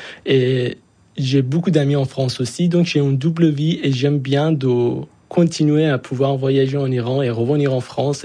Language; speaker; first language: French; non-native, fluent; Persian